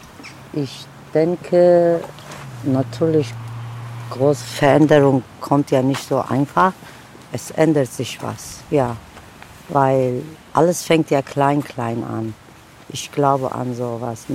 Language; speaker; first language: German; non-native, learner; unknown